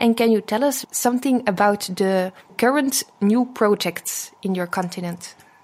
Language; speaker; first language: English; non-native, fluent; Dutch